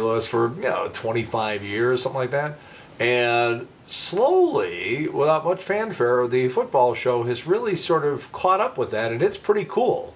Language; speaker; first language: English; native; English